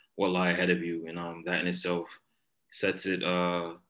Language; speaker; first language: English; native; English